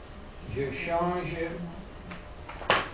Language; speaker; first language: French; non-native, learner; Dutch